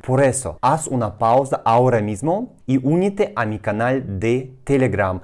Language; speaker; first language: Spanish; non-native, fluent; Russian